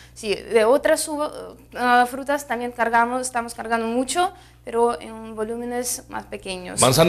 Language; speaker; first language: Spanish; non-native, fluent; Russian